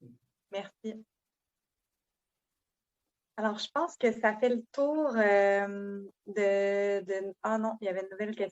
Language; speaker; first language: French; native; French